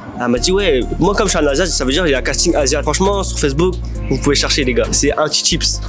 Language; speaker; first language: French; early bilingual, other home language; Vietnamese